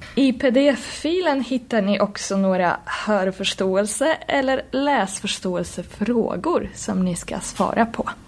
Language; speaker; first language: Swedish; non-native, fluent; Polish